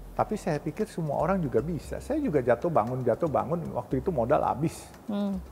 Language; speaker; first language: Indonesian; native; Indonesian